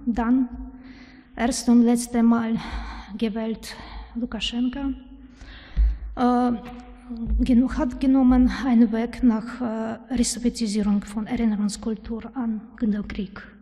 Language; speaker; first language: German; non-native, learner; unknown